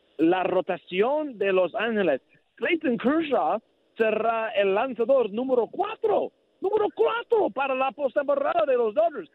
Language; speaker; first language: Spanish; non-native, learner; English